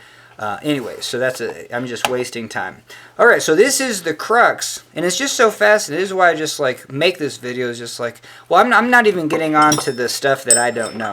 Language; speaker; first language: English; native; English